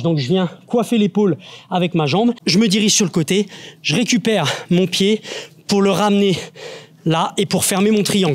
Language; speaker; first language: French; native; French